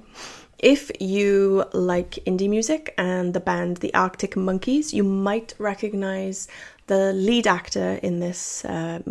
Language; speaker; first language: English; native; English